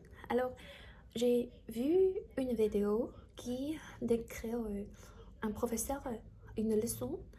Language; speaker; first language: French; non-native, learner; Chinese